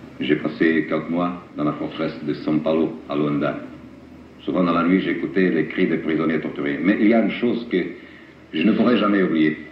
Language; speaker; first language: French; non-native, fluent; Portuguese